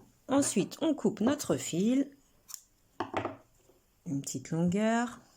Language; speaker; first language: French; native; French